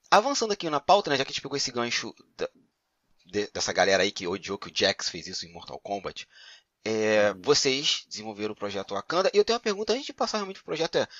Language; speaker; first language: Portuguese; native; Portuguese